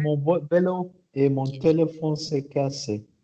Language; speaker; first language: French; non-native, learner; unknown